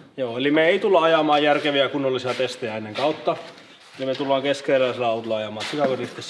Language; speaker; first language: Finnish; native; Finnish